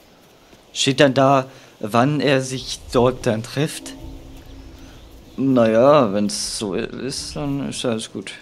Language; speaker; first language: German; native; German